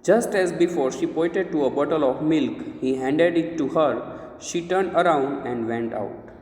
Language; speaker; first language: English; non-native, local second language; Gujarati